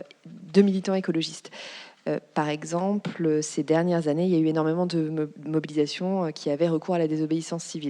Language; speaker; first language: French; native; French